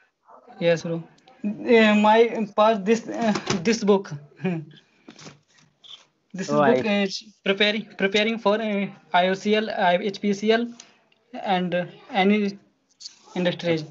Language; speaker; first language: English; non-native, learner; Hindi